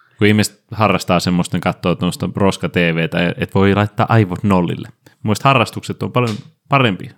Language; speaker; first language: Finnish; native; Finnish